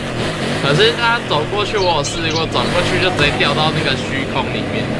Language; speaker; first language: Chinese; native; Chinese